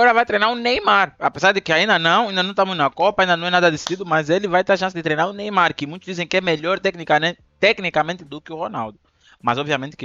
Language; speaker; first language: Portuguese; native; Portuguese